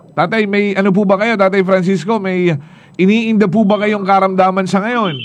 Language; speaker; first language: Filipino; non-native, local second language; Cebuano